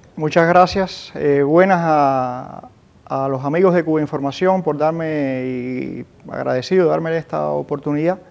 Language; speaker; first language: Spanish; native; Spanish